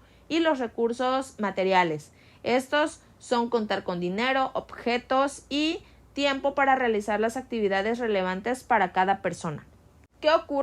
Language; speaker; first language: Spanish; native; Spanish